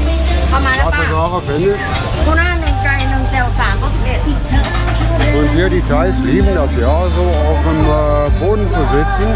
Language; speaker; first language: German; native; German